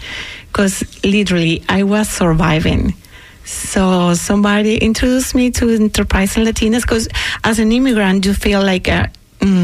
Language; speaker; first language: English; non-native, learner; Spanish